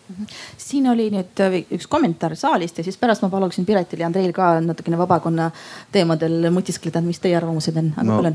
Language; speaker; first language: Estonian; non-native, local second language; Russian